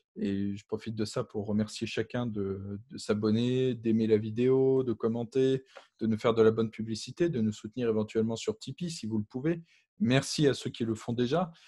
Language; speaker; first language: French; native; French